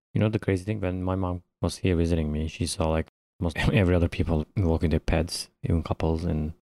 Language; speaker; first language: English; non-native, fluent; Turkish